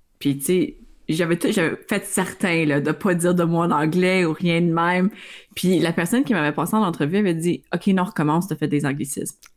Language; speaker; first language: French; native; French